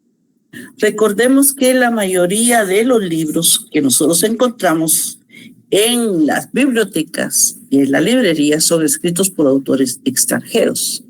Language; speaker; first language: Spanish; native; Spanish